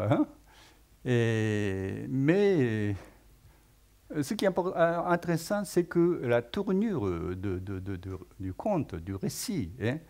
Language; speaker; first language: French; non-native, fluent; Japanese